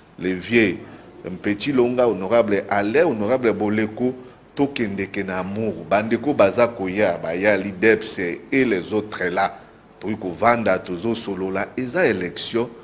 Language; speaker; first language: Lingala; non-native, local second language; Mongo